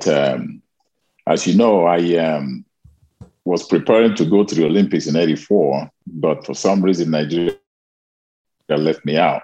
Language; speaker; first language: English; non-native, local second language; Igbo